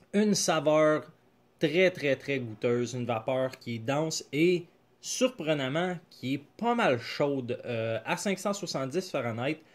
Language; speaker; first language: French; native; French